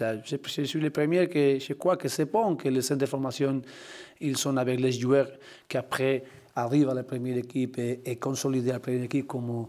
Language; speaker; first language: French; non-native, learner; Spanish